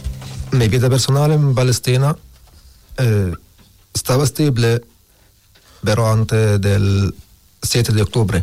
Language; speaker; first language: Spanish; non-native, learner; Arabic